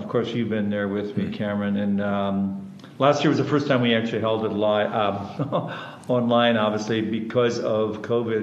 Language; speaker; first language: English; early bilingual, other home language; German